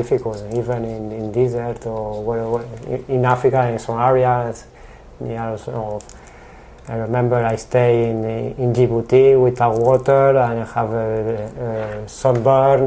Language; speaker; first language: English; non-native, learner; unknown